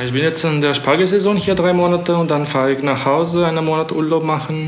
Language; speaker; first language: German; non-native, learner; Romanian